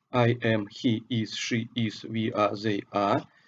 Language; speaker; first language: English; non-native, fluent; Russian